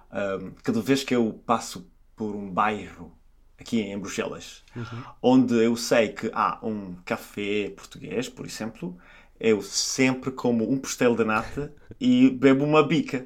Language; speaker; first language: Portuguese; non-native, fluent; Italian